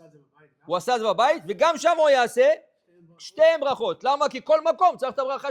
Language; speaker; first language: Hebrew; non-native, fluent; English